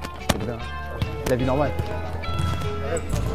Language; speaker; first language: French; native; French